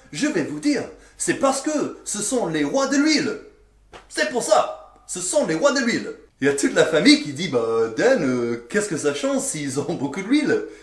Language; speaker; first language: French; non-native, fluent; English